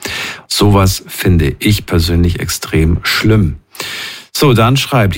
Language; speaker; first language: German; native; German